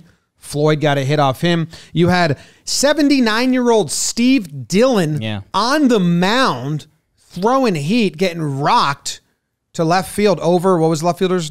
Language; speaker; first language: English; native; English